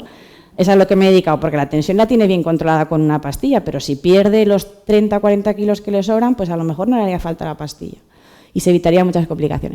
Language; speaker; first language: Spanish; native; Spanish